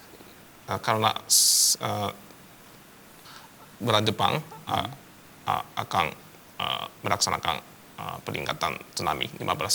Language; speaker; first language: Indonesian; non-native, fluent; Japanese